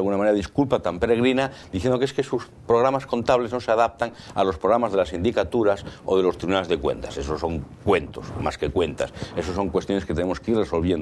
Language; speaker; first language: Spanish; native; Spanish